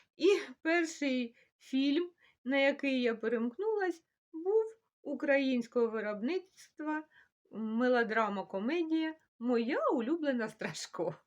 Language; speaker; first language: Ukrainian; non-native, local second language; Russian